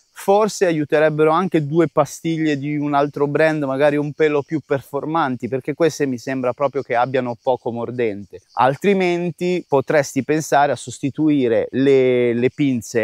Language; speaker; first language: Italian; native; Italian